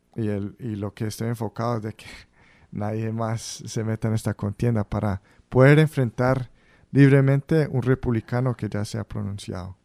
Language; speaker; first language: Spanish; early bilingual, heritage; Spanish